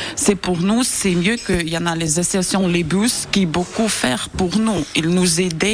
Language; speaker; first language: French; non-native, learner; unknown